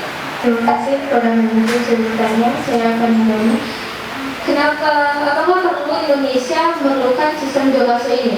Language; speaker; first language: Indonesian; native; Indonesian